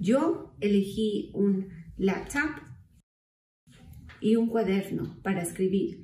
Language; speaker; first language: Spanish; early bilingual, heritage; Spanish